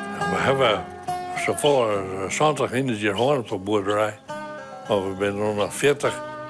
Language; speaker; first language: Dutch; non-native, local second language; Western Frisian